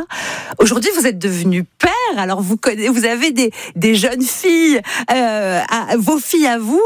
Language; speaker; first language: French; native; French